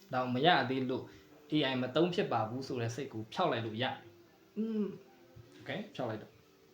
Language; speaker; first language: Burmese; native; Burmese